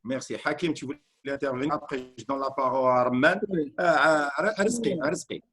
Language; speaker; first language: French; non-native, local second language; Arabic